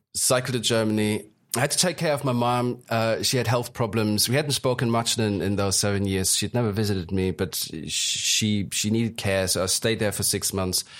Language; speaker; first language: English; early bilingual, other home language; German